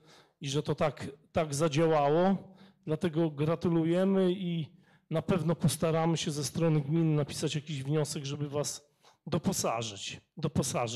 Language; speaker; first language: Polish; native; Polish